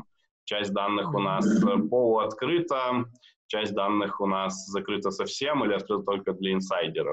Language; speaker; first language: Russian; native; Russian